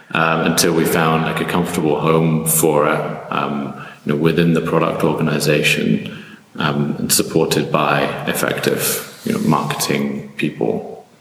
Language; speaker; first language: English; native; English